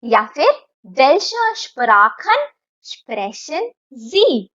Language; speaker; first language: German; non-native, fluent; Hindi